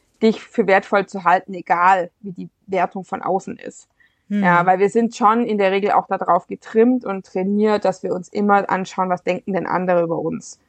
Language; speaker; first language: German; native; German